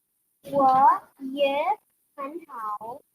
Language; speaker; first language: Chinese; non-native, learner; Urdu